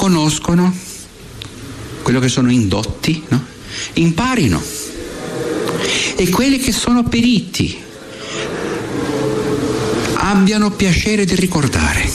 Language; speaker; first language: Italian; non-native, fluent; Portuguese